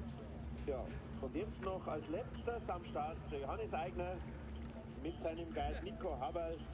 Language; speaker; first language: German; native; German